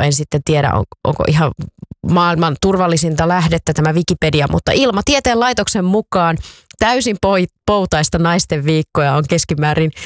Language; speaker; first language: Finnish; native; Finnish